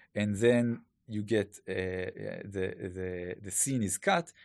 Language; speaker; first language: English; non-native, fluent; Hebrew